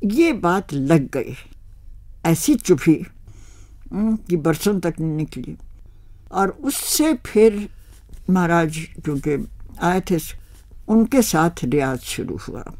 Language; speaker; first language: Hindi; native; Hindi